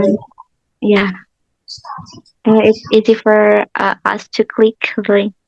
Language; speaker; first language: English; non-native, learner; Indonesian